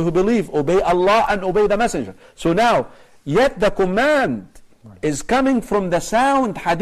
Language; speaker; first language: English; non-native, fluent; Arabic